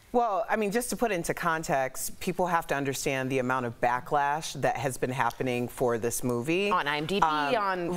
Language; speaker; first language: English; native; English